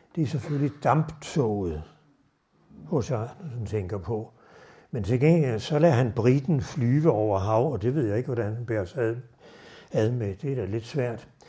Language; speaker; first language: Danish; native; Danish